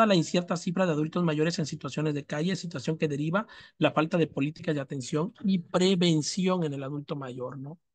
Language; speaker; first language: Spanish; native; Spanish